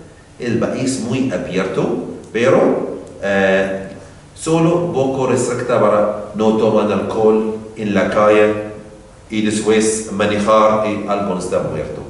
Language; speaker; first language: Spanish; non-native, learner; Arabic